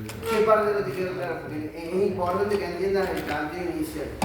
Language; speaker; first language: Spanish; native; Spanish